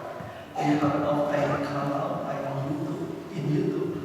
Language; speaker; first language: German; non-native, learner; Indonesian